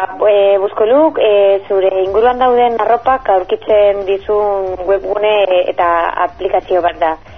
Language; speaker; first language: Basque; non-native, local second language; Spanish